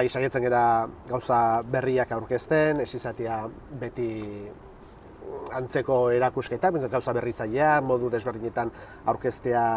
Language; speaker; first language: Basque; native; Basque